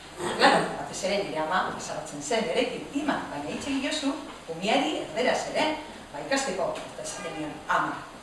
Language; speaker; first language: Basque; non-native, local second language; Spanish